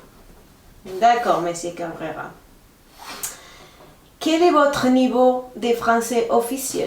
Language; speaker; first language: French; non-native, fluent; Spanish